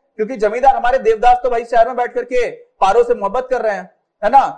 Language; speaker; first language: Hindi; native; Hindi